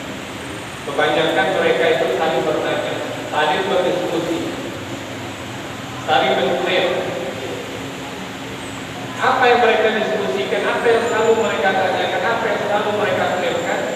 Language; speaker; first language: Indonesian; native; Indonesian